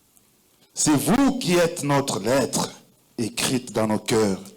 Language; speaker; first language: French; non-native, local second language; Lingala